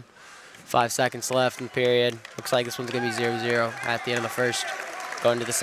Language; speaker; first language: English; native; English